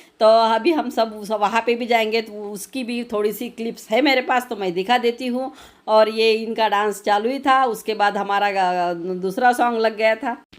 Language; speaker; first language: Hindi; non-native, local second language; Marathi